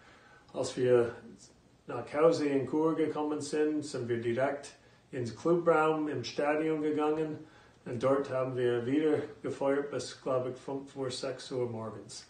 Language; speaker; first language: German; non-native, fluent; English